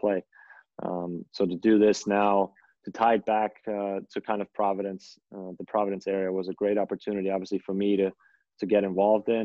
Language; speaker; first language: English; non-native, fluent; German